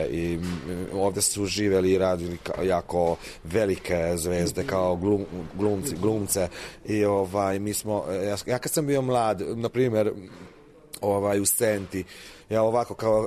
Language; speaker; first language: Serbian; non-native, local second language; Hungarian